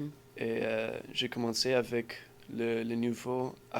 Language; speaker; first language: French; non-native, learner; English